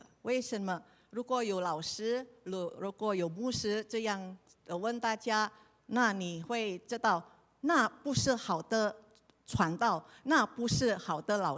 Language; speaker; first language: Chinese; non-native, learner; Indonesian